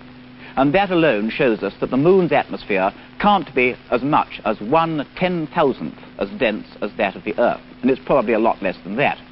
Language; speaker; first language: English; native; English